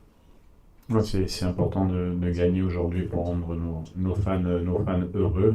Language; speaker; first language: French; native; French